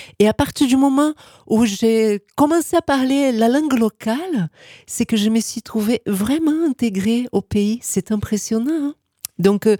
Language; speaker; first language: French; non-native, fluent; Portuguese